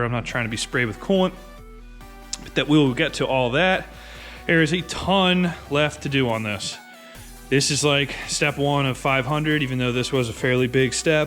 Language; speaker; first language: English; native; English